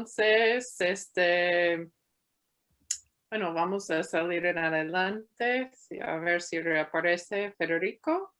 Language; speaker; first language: Spanish; non-native, fluent; English